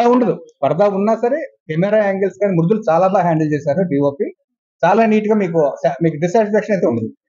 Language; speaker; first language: Telugu; native; Telugu